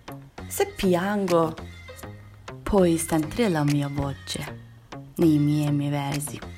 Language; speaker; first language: Italian; non-native, learner; Turkish